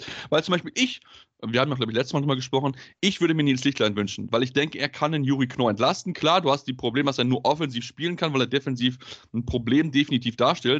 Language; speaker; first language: German; native; German